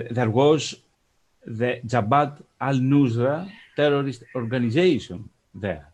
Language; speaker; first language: English; non-native, fluent; Greek